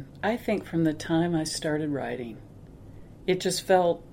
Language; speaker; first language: English; native; English